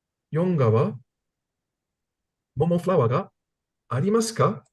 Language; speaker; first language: Japanese; non-native, learner; English